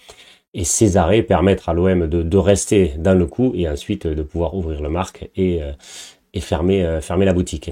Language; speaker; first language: French; native; French